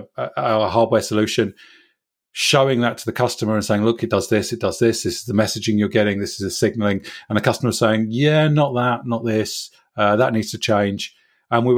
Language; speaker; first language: English; native; English